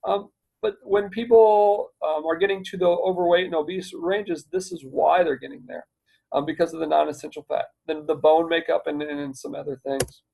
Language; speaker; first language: English; native; English